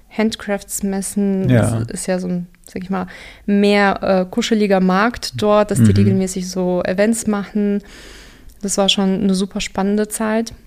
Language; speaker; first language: German; non-native, local second language; Russian